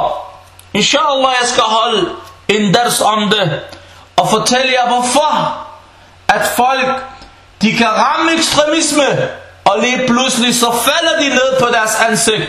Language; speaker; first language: Danish; non-native, fluent; Arabic